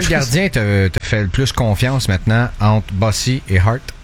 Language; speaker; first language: French; native; French